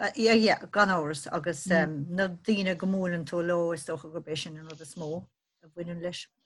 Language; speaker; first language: Irish; native; Irish